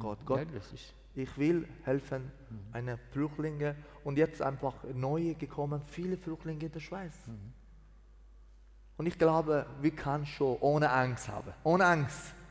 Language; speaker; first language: German; non-native, learner; Persian